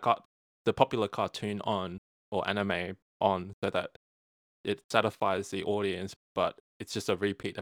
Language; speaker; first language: English; native; English